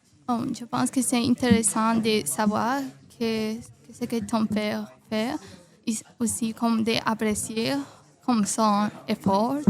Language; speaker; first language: French; non-native, learner; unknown